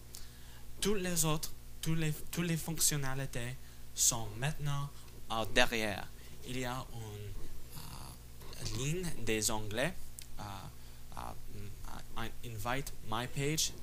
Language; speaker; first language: French; non-native, fluent; English